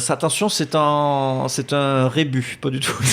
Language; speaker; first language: French; native; French